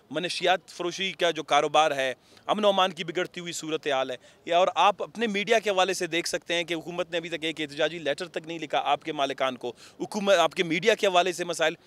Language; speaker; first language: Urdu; non-native, local second language; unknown